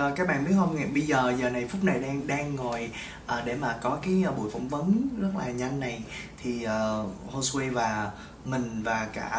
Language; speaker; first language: Vietnamese; native; Vietnamese